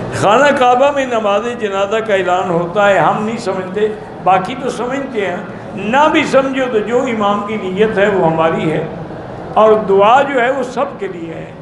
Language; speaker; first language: Urdu; native; Urdu